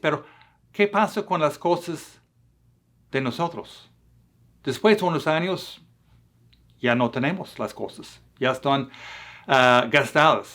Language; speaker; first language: Spanish; non-native, fluent; English